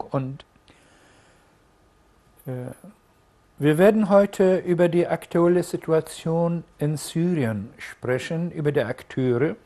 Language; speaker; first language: German; non-native, fluent; Arabic